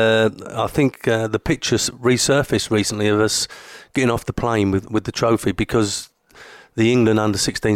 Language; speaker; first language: English; native; English